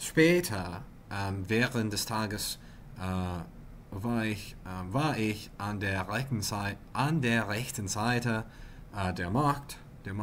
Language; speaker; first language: German; non-native, learner; English